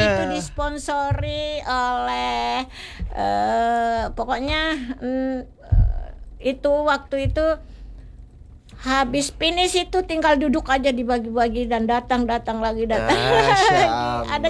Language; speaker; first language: Indonesian; native; Indonesian